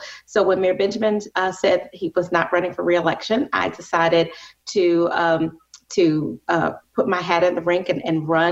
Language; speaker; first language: English; native; English